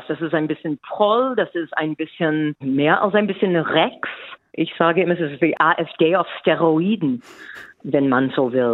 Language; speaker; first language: German; non-native, fluent; English